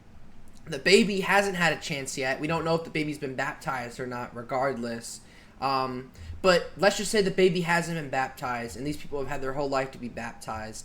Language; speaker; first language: English; native; English